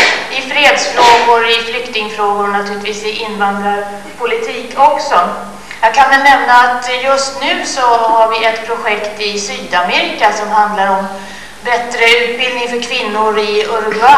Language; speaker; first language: Swedish; native; Swedish